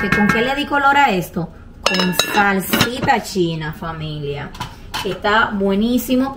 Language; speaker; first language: Spanish; native; Spanish